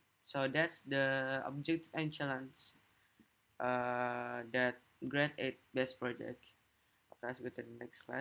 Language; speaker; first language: English; non-native, learner; Indonesian